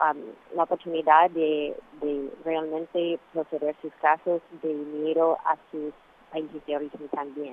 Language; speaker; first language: Spanish; non-native, fluent; English